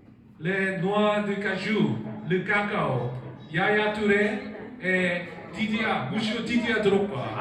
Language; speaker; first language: French; non-native, learner; Korean